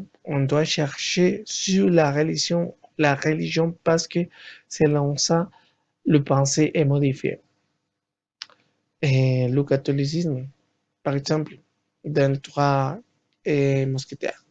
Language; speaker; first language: French; non-native, learner; Spanish